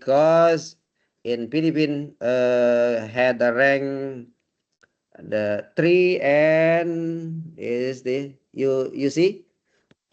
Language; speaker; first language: English; non-native, learner; Indonesian